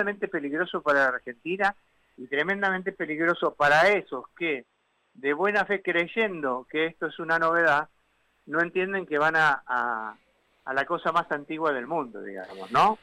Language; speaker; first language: Spanish; native; Spanish